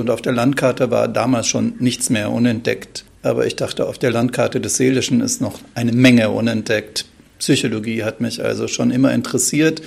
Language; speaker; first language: German; native; German